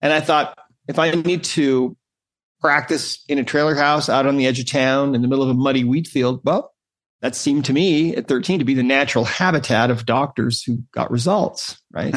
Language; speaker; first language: English; native; English